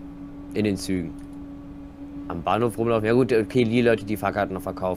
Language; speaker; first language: German; native; German